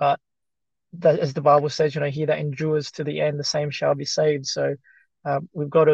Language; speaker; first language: English; early bilingual, other home language; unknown